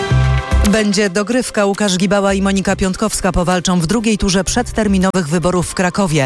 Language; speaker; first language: Polish; native; Polish